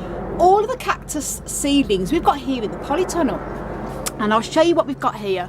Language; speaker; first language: English; native; English